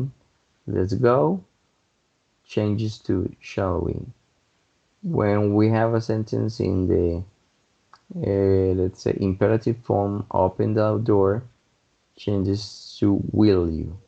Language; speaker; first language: English; non-native, fluent; Spanish